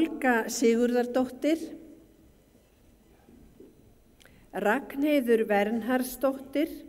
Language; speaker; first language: Icelandic; native; Icelandic